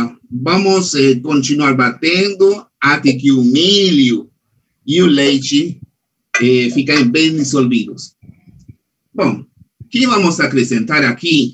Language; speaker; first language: Portuguese; non-native, fluent; Spanish